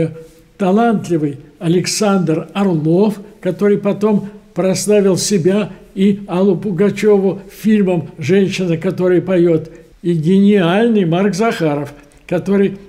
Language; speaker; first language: Russian; native; Russian